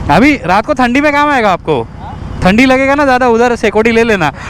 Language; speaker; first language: Hindi; non-native, local second language; Marathi